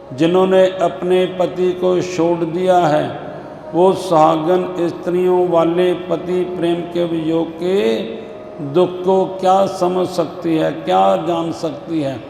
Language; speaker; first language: Hindi; non-native, local second language; Punjabi